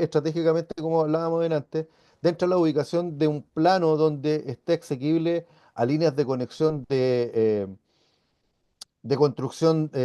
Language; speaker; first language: Spanish; native; Spanish